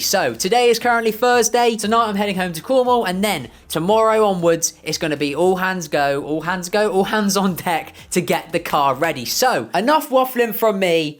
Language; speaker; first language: English; native; English